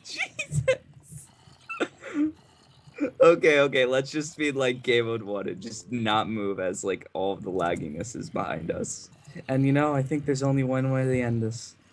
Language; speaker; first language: English; native; English